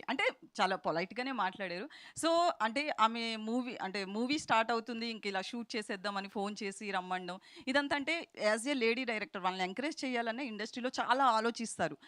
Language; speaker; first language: Telugu; native; Telugu